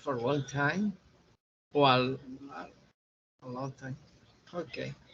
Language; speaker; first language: English; non-native, learner; Spanish